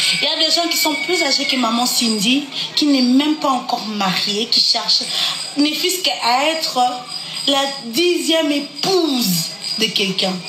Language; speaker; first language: French; non-native, local second language; Lingala